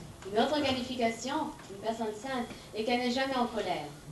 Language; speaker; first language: French; native; French